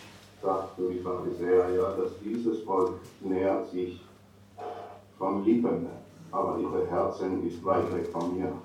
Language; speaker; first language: German; non-native, fluent; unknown